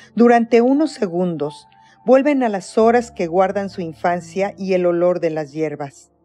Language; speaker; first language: Spanish; native; Spanish